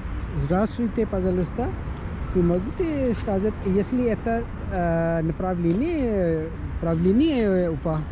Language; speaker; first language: Russian; non-native, learner; Urdu